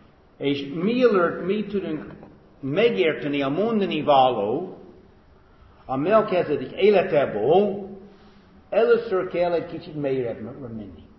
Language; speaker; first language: Hungarian; non-native, fluent; English